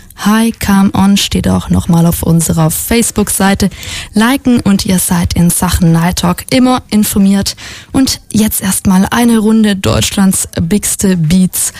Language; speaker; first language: German; native; German